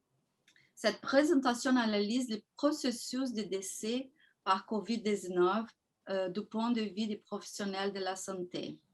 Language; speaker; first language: French; non-native, fluent; Portuguese